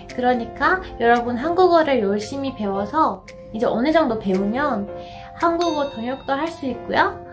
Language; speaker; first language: Korean; non-native, fluent; Persian